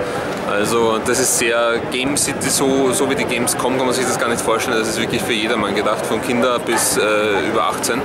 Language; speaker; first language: German; native; German